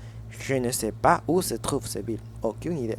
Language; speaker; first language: French; non-native, fluent; Spanish